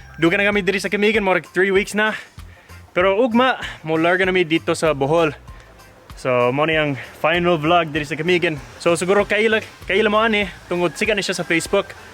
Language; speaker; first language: Cebuano; non-native, fluent; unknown